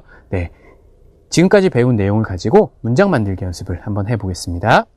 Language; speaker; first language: Korean; native; Korean